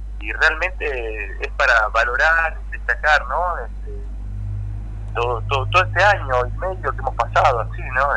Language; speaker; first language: Spanish; native; Spanish